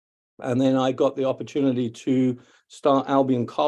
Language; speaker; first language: English; native; English